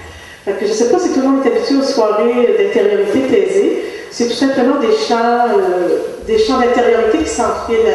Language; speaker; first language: French; native; French